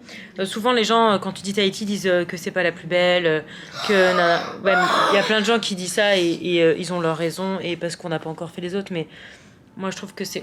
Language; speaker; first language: French; native; French